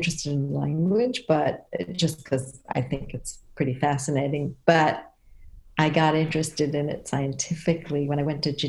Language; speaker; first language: English; native; English